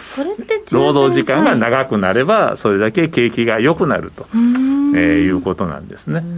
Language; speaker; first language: Japanese; native; Japanese